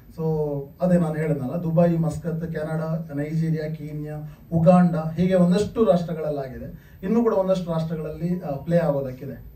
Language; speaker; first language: Kannada; non-native, local second language; Tulu